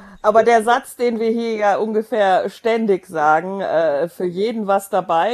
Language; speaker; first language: German; native; German